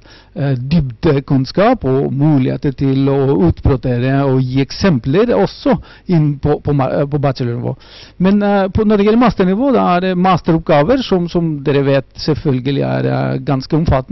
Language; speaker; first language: Norwegian; non-native, fluent; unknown